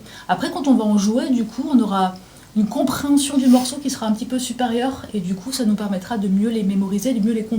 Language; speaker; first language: French; native; French